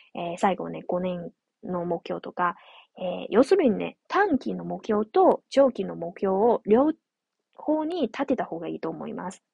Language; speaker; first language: Japanese; non-native, fluent; Chinese